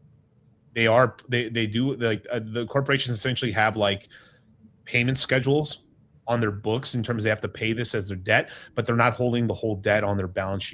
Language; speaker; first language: English; native; English